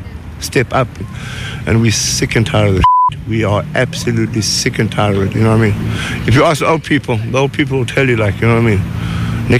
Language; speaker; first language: English; native; English